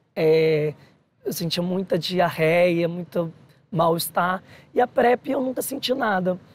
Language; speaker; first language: Portuguese; native; Portuguese